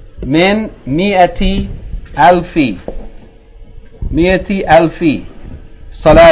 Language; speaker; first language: Arabic; non-native, fluent; English